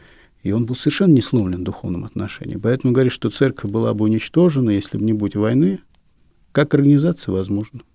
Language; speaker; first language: Russian; native; Russian